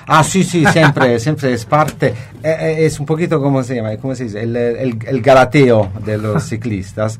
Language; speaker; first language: Spanish; non-native, fluent; Italian